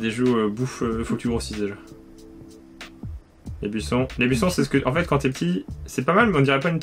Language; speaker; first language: French; native; French